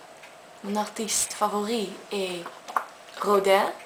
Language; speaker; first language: French; non-native, learner; Dutch